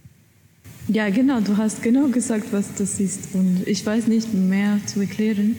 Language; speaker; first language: German; non-native, learner; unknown